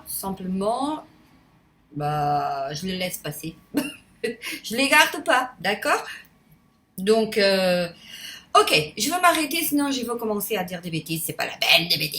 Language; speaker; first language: French; non-native, fluent; Portuguese